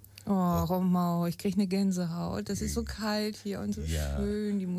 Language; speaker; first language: German; native; German